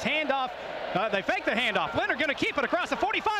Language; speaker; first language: English; native; English